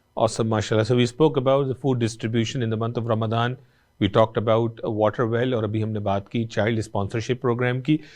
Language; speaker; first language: Urdu; native; Urdu